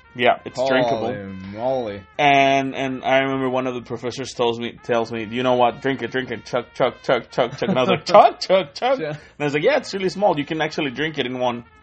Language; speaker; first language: English; non-native, fluent; Spanish